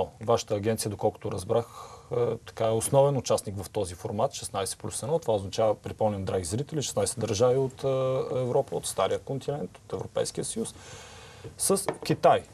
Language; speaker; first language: Bulgarian; native; Bulgarian